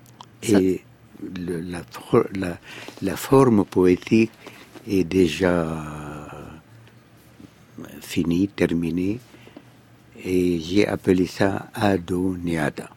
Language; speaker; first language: French; non-native, fluent; Arabic